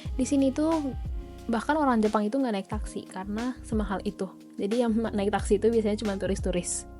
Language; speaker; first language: Indonesian; native; Indonesian